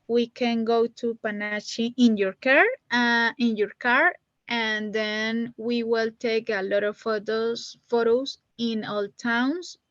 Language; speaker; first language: English; non-native, learner; Spanish